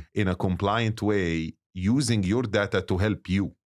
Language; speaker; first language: English; non-native, fluent; Arabic